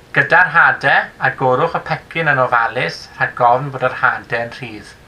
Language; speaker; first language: Welsh; native; Welsh